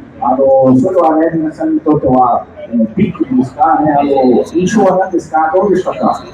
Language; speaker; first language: Japanese; non-native, fluent; Portuguese